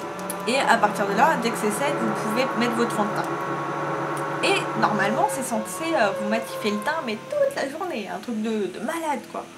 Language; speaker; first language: French; native; French